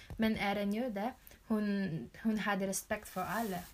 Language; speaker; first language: Norwegian; non-native, learner; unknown